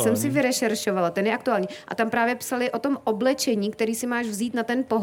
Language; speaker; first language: Czech; native; Czech